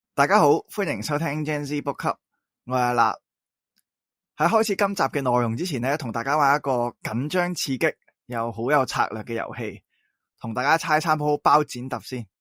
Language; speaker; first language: Cantonese; native; Cantonese